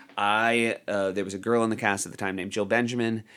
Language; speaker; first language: English; native; English